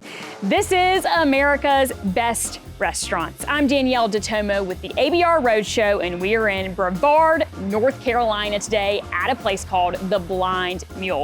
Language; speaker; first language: English; native; English